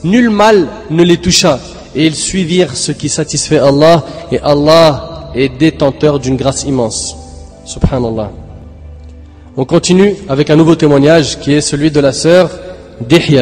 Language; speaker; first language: French; native; French